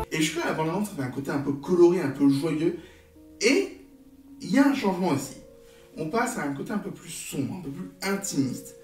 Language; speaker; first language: French; native; French